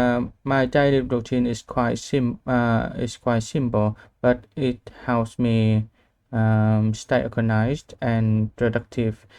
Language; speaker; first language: English; non-native, learner; Vietnamese